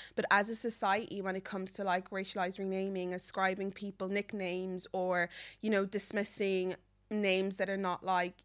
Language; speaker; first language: English; native; English